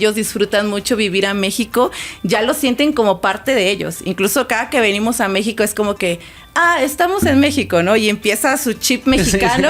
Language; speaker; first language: Spanish; native; Spanish